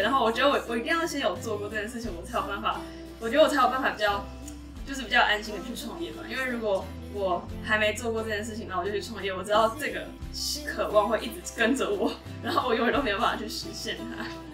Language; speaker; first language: Chinese; early bilingual, heritage; Chinese